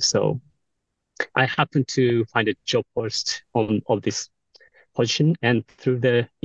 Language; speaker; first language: English; non-native, fluent; Japanese